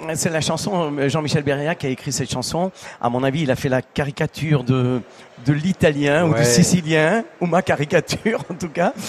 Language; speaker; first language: French; early bilingual, other home language; Italian